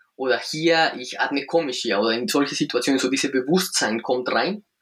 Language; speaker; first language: German; non-native, fluent; Spanish